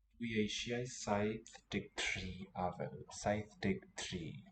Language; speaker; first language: Welsh; non-native, learner; English